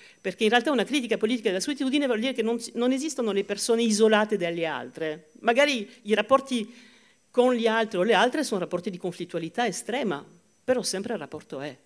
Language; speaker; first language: Italian; non-native, fluent; French